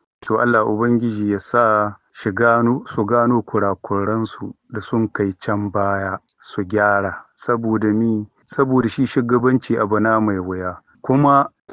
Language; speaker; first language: Hausa; native; Hausa